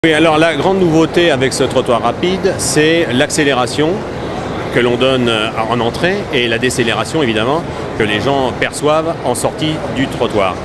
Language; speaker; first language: French; native; French